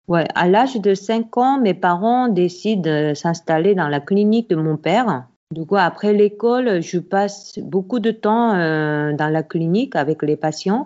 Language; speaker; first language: French; non-native, fluent; Korean